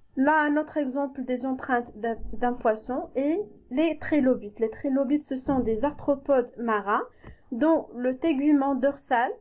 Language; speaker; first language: French; non-native, local second language; Arabic